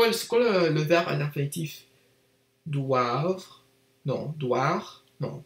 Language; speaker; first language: French; non-native, learner; English